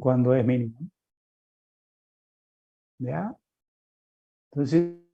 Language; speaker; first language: Spanish; native; Spanish